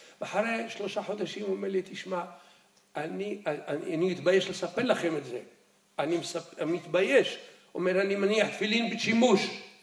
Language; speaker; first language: Hebrew; early bilingual, other home language; Arabic